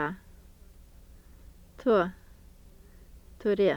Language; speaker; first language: Lithuanian; early bilingual, heritage; Lithuanian